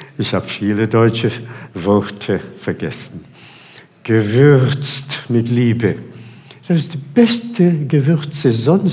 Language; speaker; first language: German; non-native, fluent; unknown